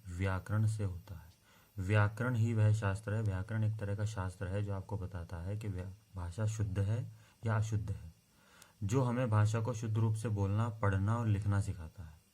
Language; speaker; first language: Hindi; native; Hindi